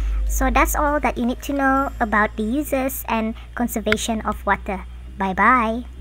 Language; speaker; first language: English; non-native, local second language; Malay